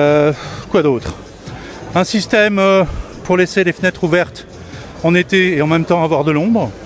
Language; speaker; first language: French; native; French